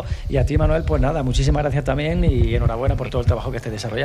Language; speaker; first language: Spanish; native; Spanish